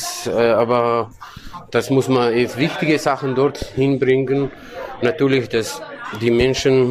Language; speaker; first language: German; non-native, learner; Kurdish